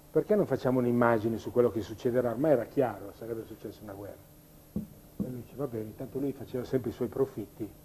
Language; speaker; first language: Italian; native; Italian